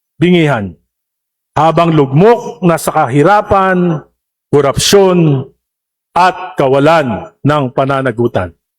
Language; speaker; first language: Filipino; native; Filipino